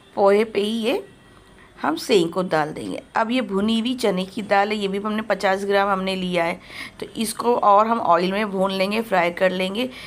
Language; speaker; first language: Hindi; native; Hindi